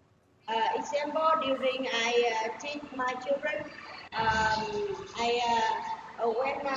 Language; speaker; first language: English; non-native, learner; Vietnamese